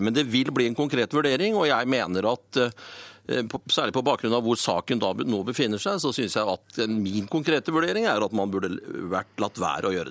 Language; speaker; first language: Norwegian; native; Norwegian